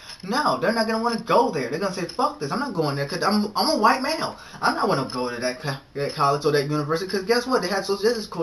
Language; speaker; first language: English; native; English